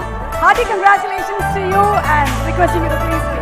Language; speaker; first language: Telugu; native; Telugu